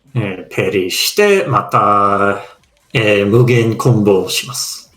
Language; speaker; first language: Japanese; non-native, fluent; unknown